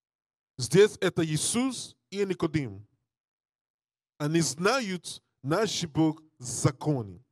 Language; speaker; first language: Russian; non-native, learner; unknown